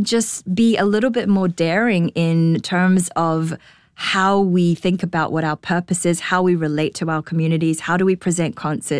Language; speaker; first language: English; native; English